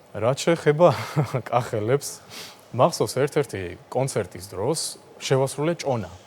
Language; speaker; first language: Georgian; non-native, local second language; Azerbaijani